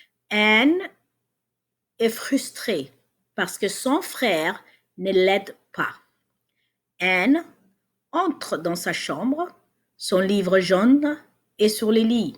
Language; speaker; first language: French; non-native, fluent; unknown